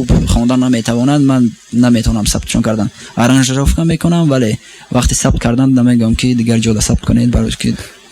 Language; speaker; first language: Persian; non-native, local second language; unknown